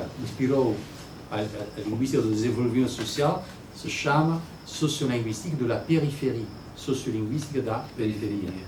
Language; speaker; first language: Portuguese; non-native, learner; Italian